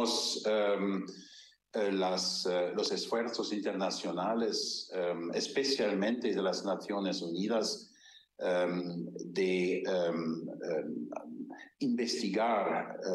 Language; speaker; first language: Spanish; non-native, fluent; German